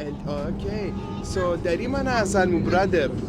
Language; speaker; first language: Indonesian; non-native, learner; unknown